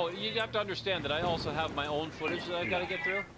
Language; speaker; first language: English; native; English